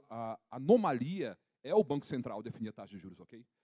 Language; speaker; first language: Portuguese; native; Portuguese